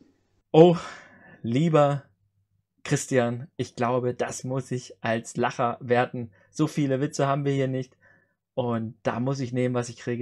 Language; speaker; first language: German; native; German